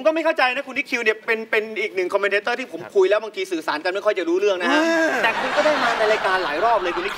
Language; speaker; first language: Thai; native; Thai